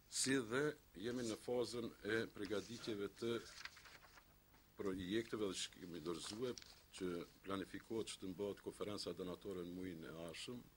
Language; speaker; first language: Albanian; native; Albanian